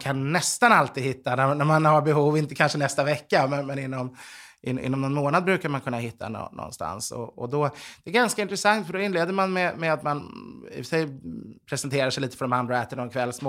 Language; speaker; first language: Swedish; native; Swedish